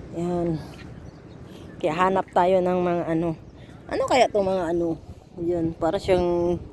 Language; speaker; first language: Filipino; non-native, local second language; Cebuano